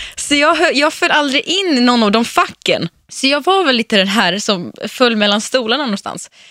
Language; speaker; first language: Swedish; early bilingual, other home language; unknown